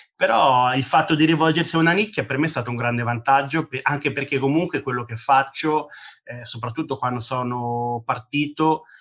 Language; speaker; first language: Italian; native; Italian